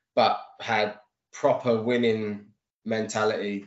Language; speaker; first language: English; native; English